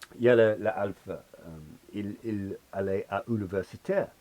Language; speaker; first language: French; non-native, learner; English